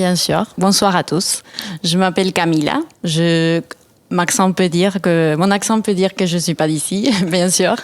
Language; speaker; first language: French; non-native, fluent; Spanish